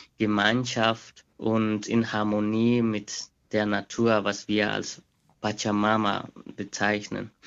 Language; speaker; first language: German; non-native, fluent; Quechua